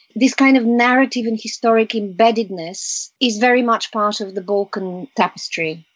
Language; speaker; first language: English; early bilingual, other home language; Bulgarian